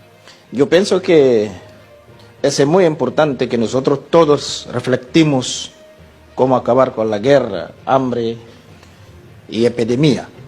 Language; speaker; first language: Spanish; non-native, learner; Portuguese